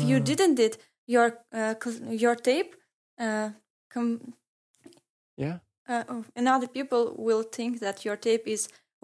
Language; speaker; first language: English; non-native, learner; Ingush